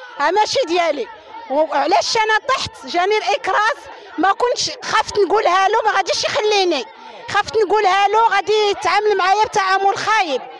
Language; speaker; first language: Arabic; native; Arabic